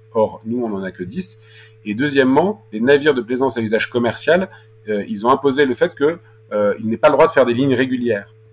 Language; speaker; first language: French; native; French